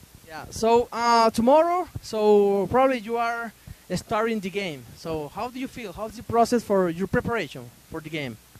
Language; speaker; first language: English; non-native, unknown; Spanish